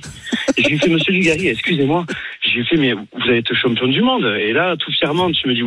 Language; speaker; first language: French; native; French